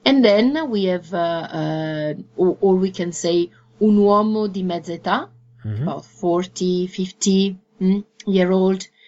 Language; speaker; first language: Italian; native; Italian